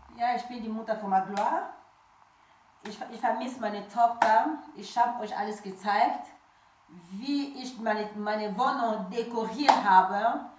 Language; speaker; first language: German; non-native, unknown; French